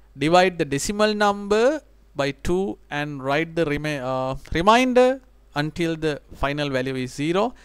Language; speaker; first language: English; non-native, local second language; Sinhala